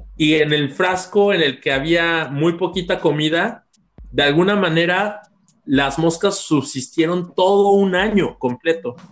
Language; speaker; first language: Spanish; native; Spanish